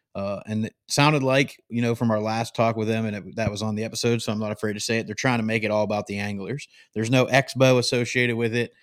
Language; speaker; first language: English; native; English